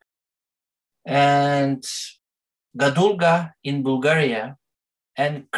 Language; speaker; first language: English; non-native, learner; Turkish